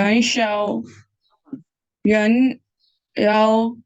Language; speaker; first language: Chinese; non-native, learner; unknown